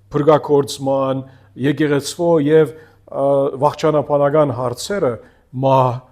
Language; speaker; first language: Armenian; early bilingual, heritage; Armenian